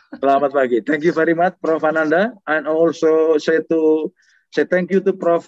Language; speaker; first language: English; non-native, fluent; Indonesian